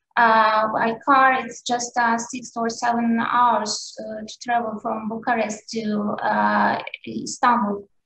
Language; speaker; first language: English; non-native, fluent; Turkish